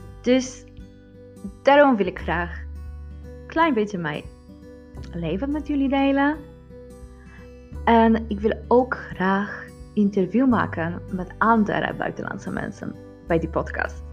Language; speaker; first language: Dutch; non-native, learner; Polish